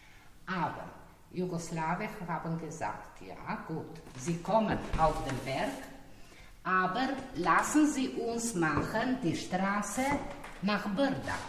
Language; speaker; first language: German; non-native, learner; Slovenian